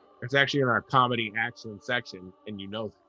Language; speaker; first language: English; native; English